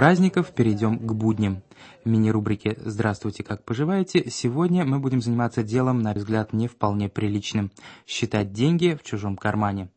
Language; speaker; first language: Russian; native; Russian